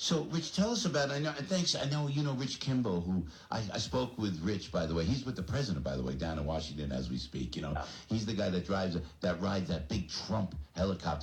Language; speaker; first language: English; native; English